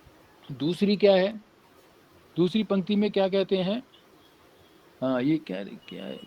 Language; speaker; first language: Hindi; native; Hindi